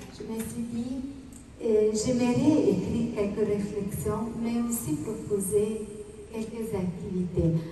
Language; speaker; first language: French; non-native, fluent; Italian